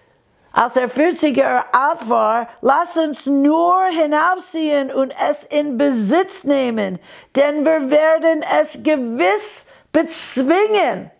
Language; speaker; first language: German; non-native, fluent; English